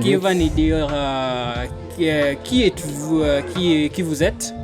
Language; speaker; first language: French; non-native, learner; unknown